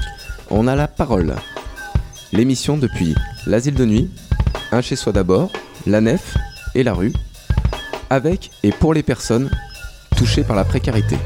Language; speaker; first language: French; native; French